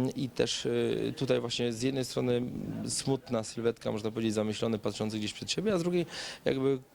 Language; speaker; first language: Polish; native; Polish